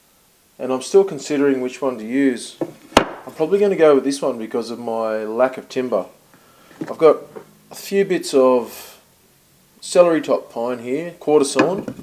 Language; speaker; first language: English; native; English